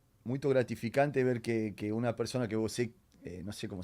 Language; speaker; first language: Portuguese; non-native, learner; Spanish